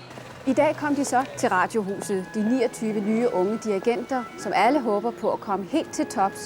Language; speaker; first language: Danish; native; Danish